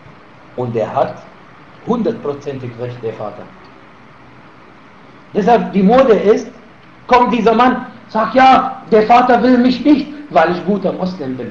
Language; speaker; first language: German; non-native, fluent; Arabic